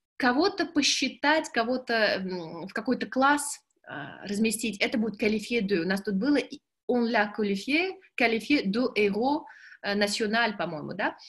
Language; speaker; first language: Russian; native; Russian